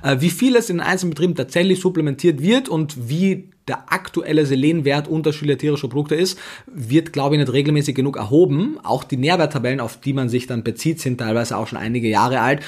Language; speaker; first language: German; native; German